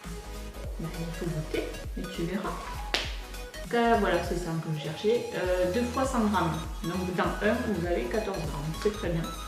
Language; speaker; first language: French; native; French